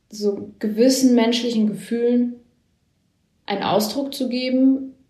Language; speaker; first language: German; native; German